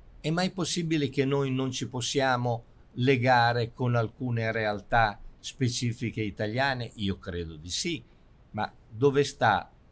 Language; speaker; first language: Italian; native; Italian